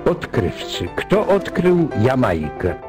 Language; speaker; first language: Polish; native; Polish